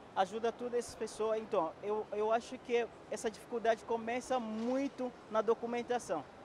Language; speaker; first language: Portuguese; non-native, fluent; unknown